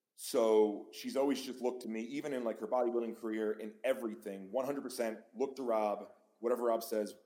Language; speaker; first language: English; native; English